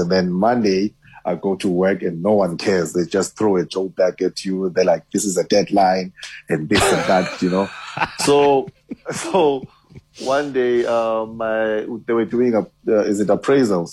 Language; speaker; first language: English; non-native, local second language; Xhosa